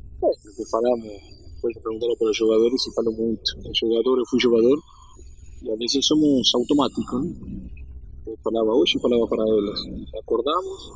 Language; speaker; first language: Portuguese; non-native, learner; Spanish